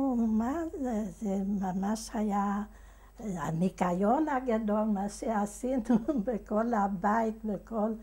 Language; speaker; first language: Hebrew; non-native, fluent; Hungarian